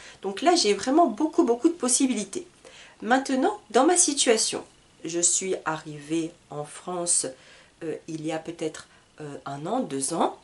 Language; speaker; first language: French; native; French